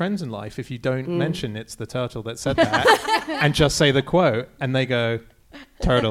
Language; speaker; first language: English; native; English